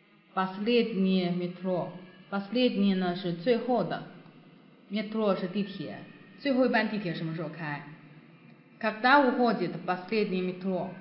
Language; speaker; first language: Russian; non-native, fluent; Chinese